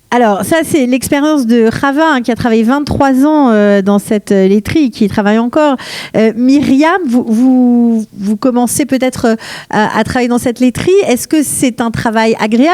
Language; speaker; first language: French; native; French